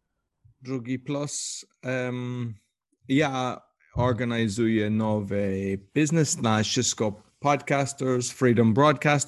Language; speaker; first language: Polish; non-native, learner; English